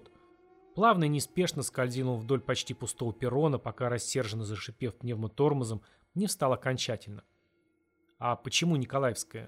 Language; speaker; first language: Russian; native; Russian